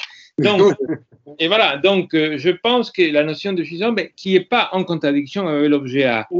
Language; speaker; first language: French; non-native, fluent; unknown